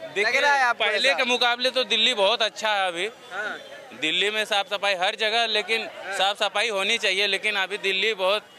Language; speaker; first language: Hindi; native; Hindi